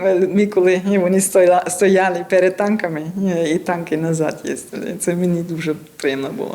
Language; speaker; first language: Ukrainian; non-native, learner; German